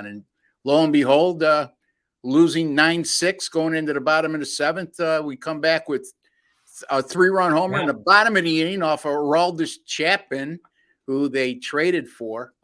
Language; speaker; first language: English; native; English